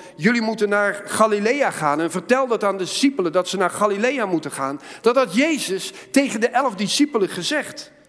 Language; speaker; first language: Dutch; native; Dutch